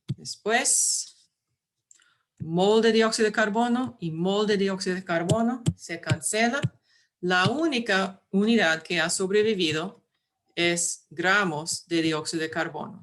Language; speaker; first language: Spanish; early bilingual, heritage; English